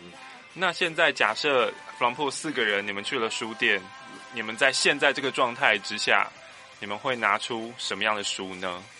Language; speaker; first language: Chinese; native; Chinese